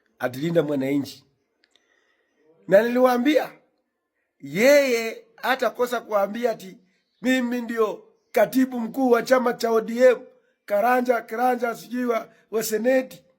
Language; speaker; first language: Swahili; non-native, local second language; Luyia